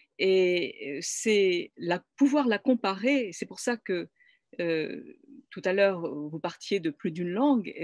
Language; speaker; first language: French; native; French